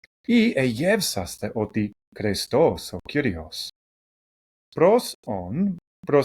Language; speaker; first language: Greek; non-native, fluent; English